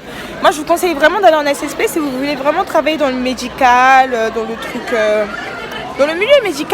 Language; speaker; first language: French; native; French